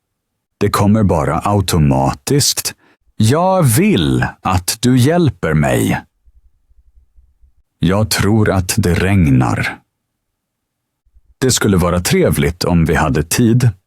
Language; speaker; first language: Swedish; non-native, fluent; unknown